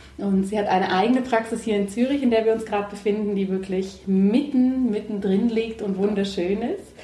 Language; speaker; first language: German; native; German